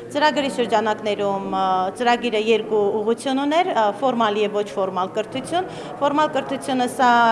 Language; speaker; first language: Armenian; native; Armenian